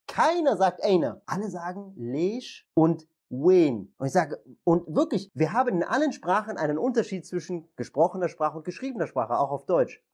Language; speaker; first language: German; native; German